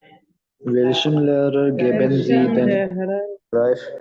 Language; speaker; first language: German; non-native, learner; Malayalam